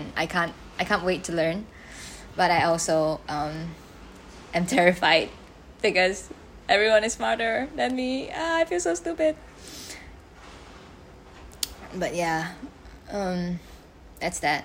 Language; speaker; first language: English; non-native, local second language; Chinese